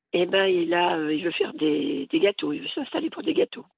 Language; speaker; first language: French; native; French